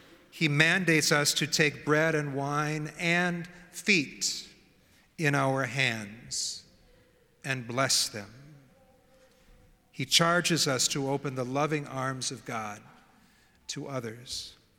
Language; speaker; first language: English; native; English